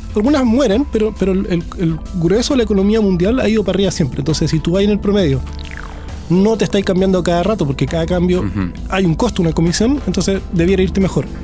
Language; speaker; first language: Spanish; native; Spanish